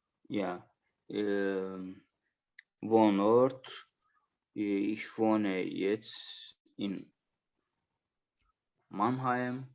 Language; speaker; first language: German; non-native, learner; Azerbaijani